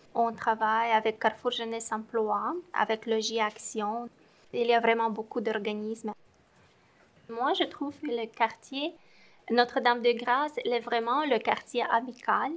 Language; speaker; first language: French; non-native, fluent; Romanian